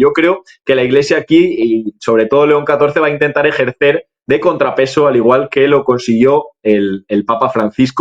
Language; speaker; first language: Spanish; native; Spanish